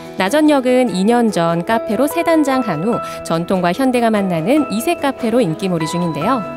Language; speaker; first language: Korean; native; Korean